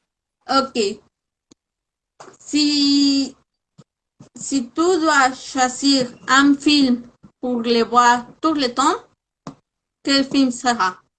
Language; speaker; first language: French; non-native, fluent; Spanish